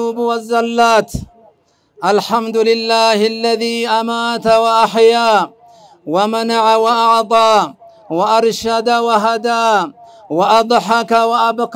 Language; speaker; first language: Arabic; non-native, fluent; Oromo